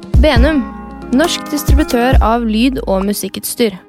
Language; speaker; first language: Norwegian; native; Norwegian